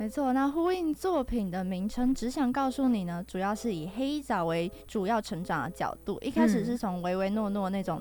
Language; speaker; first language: Chinese; native; Chinese